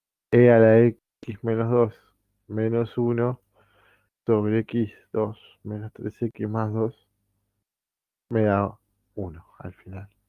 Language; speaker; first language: Spanish; native; Spanish